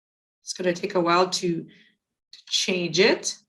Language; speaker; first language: English; native; English